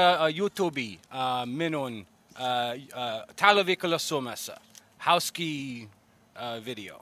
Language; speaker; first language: Finnish; non-native, learner; English